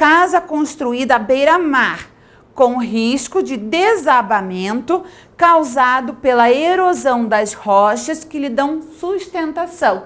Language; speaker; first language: Portuguese; native; Portuguese